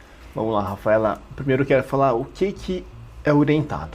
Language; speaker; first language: Portuguese; native; Portuguese